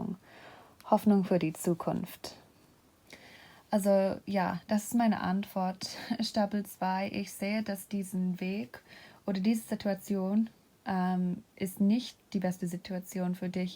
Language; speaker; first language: German; non-native, fluent; English